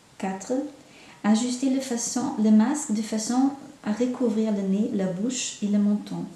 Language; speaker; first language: French; non-native, fluent; German